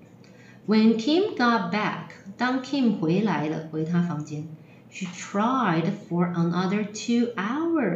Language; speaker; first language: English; non-native, fluent; Chinese